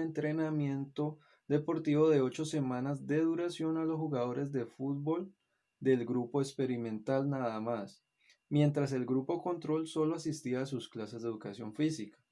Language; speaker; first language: Spanish; native; Spanish